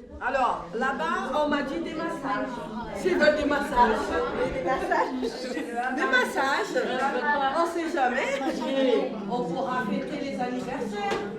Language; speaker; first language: French; non-native, fluent; Portuguese